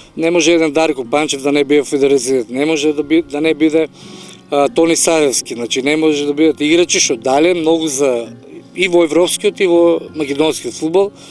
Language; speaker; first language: Macedonian; native; Macedonian